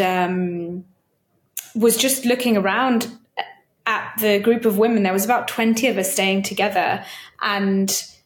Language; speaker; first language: English; native; English